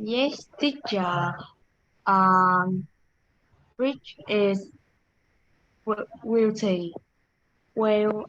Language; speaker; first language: English; non-native, learner; Vietnamese